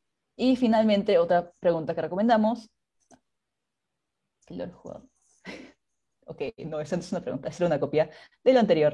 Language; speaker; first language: Spanish; native; Spanish